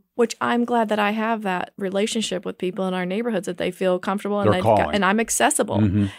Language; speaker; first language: English; native; English